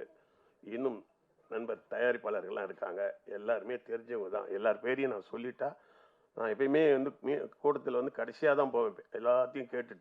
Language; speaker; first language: Tamil; native; Tamil